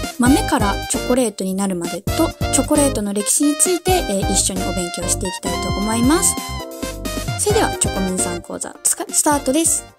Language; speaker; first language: Japanese; native; Japanese